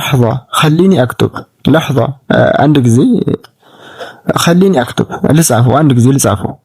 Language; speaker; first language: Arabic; non-native, fluent; Amharic